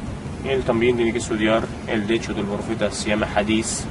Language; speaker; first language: Spanish; non-native, learner; Arabic